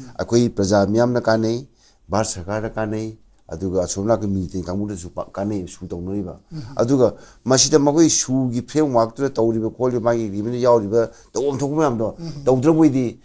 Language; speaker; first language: Manipuri; non-native, local second language; Thado Chin